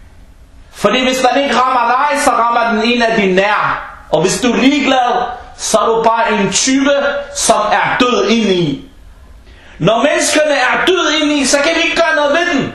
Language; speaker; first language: Danish; non-native, local second language; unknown